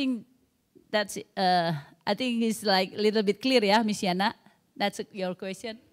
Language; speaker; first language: English; non-native, local second language; Indonesian